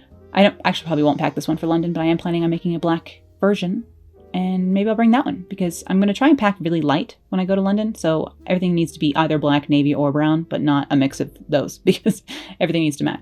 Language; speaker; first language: English; native; English